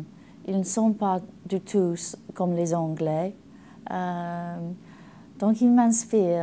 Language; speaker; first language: French; non-native, learner; English